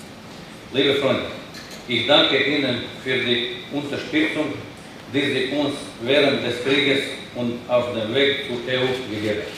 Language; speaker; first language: German; non-native, fluent; Croatian